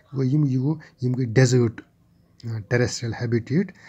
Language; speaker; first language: Urdu; non-native, local second language; Kashmiri